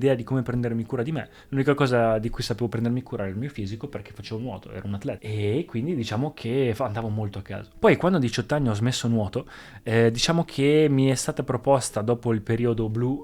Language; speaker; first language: Italian; native; Italian